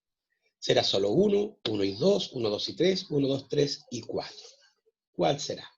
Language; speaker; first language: Spanish; native; Spanish